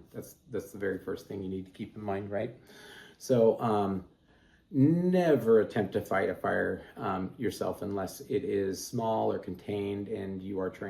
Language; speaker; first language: English; native; English